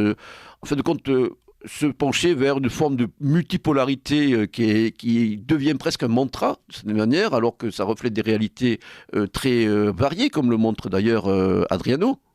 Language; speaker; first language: French; native; French